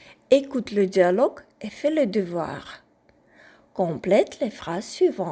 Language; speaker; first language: French; non-native, fluent; Ukrainian